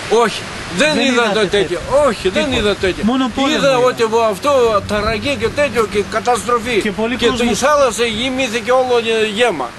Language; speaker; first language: Greek; non-native, learner; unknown